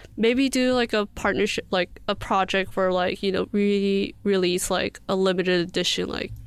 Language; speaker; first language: English; early bilingual, other home language; Korean